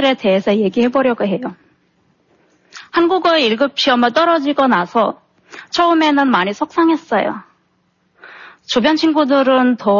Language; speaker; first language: Korean; non-native, fluent; Turkmen